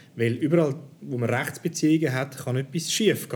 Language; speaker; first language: German; native; German